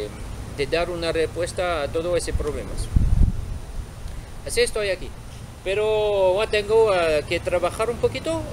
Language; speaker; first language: Spanish; non-native, fluent; French